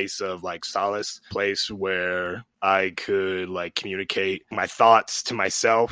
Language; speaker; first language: English; native; English